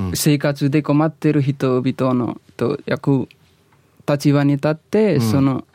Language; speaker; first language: Japanese; non-native, learner; Nepali